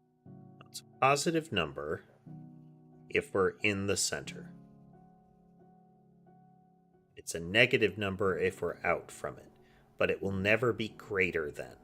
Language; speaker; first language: English; native; English